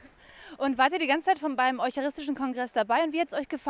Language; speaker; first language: German; native; German